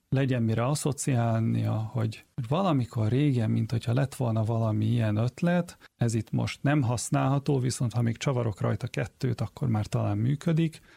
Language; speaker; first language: Hungarian; early bilingual, heritage; Hungarian